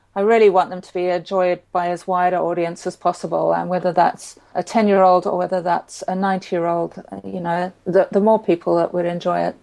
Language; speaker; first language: English; native; English